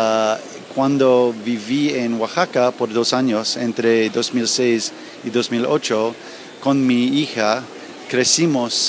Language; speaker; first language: Spanish; non-native, learner; English